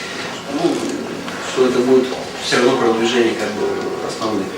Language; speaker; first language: Russian; native; Russian